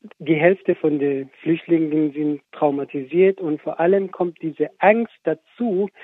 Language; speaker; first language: German; non-native, fluent; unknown